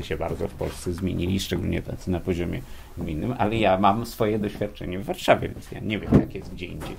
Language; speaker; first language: Polish; native; Polish